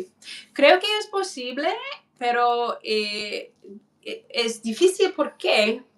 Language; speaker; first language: Spanish; non-native, fluent; English